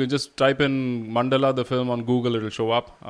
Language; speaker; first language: English; non-native, local second language; Kannada